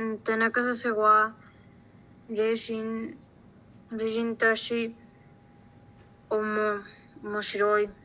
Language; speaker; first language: Japanese; non-native, learner; Spanish